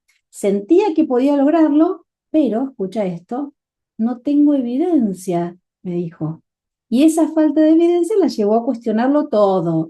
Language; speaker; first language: Spanish; native; Spanish